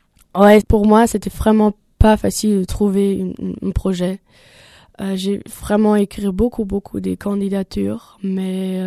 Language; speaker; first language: French; non-native, learner; German